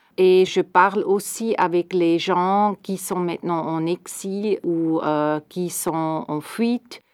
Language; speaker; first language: French; non-native, fluent; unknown